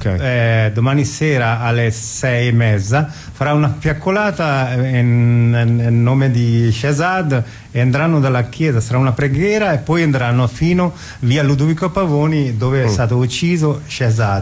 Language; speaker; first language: Italian; non-native, fluent; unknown